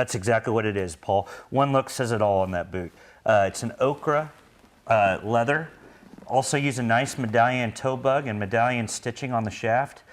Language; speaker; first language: English; native; English